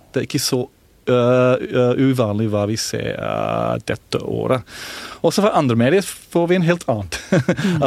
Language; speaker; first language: Norwegian; non-native, fluent; English